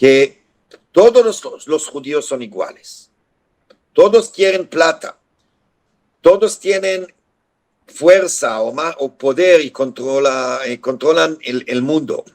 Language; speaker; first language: Spanish; non-native, fluent; Hebrew